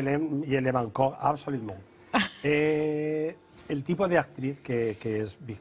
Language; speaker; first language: French; non-native, fluent; Spanish